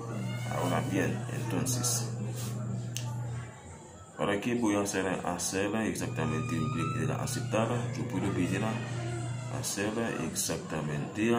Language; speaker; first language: Spanish; non-native, learner; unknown